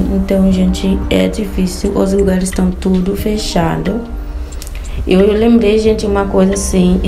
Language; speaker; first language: Portuguese; non-native, fluent; Haitian Creole